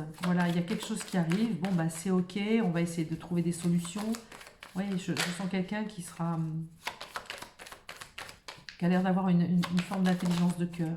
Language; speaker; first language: French; native; French